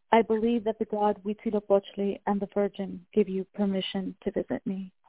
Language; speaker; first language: English; early bilingual, other home language; Spanish